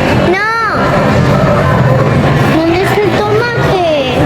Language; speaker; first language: Spanish; early bilingual, other home language; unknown